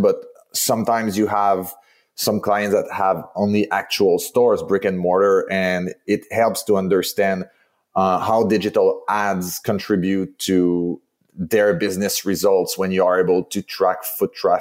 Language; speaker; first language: English; non-native, fluent; French